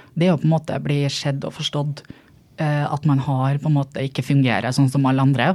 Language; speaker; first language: Norwegian; native; Norwegian